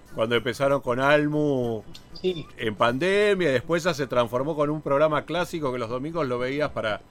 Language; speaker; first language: Spanish; native; Spanish